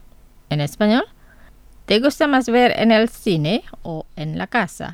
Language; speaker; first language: Spanish; non-native, fluent; Indonesian